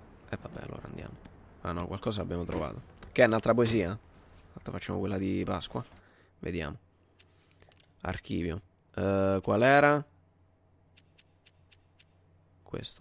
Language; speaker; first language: Italian; native; Italian